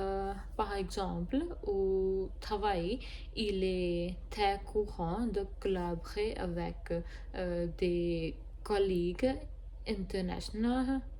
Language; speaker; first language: French; non-native, learner; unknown